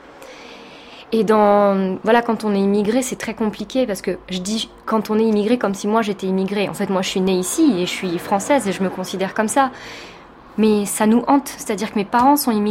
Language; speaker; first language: French; early bilingual, other home language; Tamil